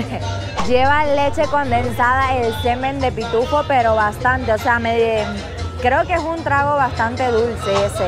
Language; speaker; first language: Spanish; native; Spanish